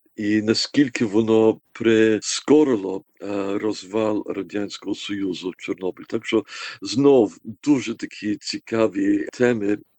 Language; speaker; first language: Ukrainian; early bilingual, heritage; Ukrainian